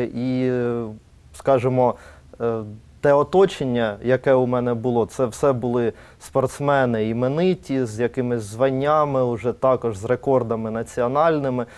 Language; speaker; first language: Ukrainian; native; Ukrainian